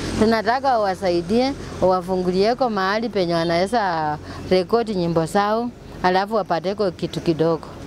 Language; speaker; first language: Swahili; non-native, local second language; Luyia